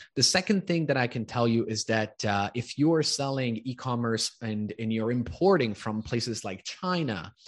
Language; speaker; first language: English; early bilingual, other home language; Italian